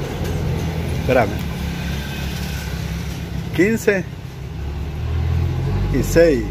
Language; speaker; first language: Spanish; native; Spanish